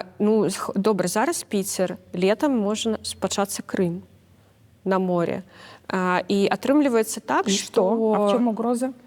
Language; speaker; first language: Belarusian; non-native, local second language; Russian